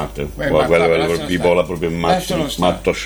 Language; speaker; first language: Italian; native; Italian